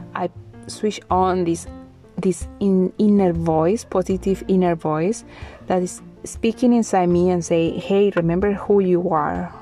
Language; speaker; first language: English; non-native, fluent; Spanish